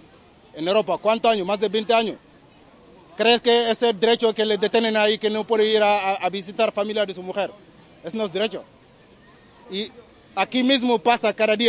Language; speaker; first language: Spanish; non-native, learner; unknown